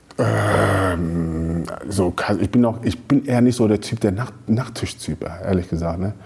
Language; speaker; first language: German; early bilingual, other home language; Akan